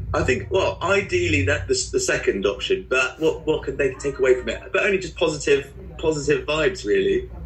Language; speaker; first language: English; native; English